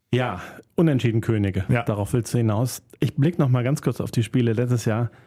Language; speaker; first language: German; native; German